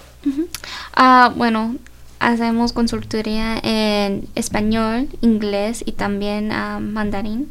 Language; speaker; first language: Spanish; early bilingual, heritage; Spanish